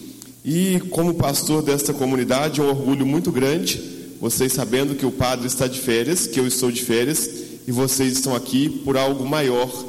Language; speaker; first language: Portuguese; native; Portuguese